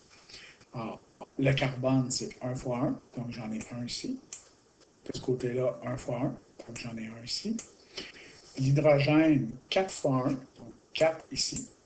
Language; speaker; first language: French; native; French